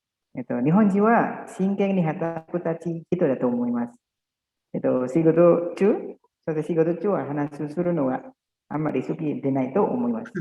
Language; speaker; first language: Japanese; non-native, learner; Indonesian